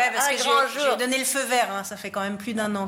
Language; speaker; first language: French; native; French